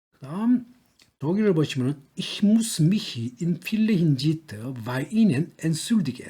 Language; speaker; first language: German; non-native, learner; Korean